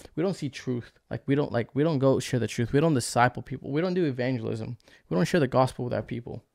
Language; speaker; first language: English; early bilingual, other home language; Spanish